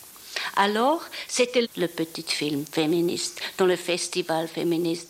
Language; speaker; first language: French; non-native, fluent; German